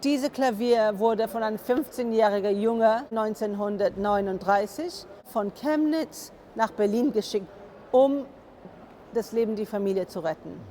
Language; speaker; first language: German; non-native, fluent; English